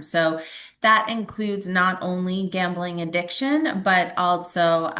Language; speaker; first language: English; native; English